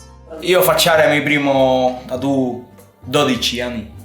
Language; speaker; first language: Italian; non-native, learner; Spanish